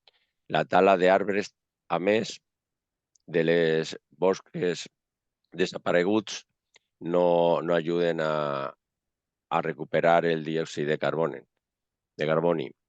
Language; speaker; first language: Catalan; non-native, local second language; Spanish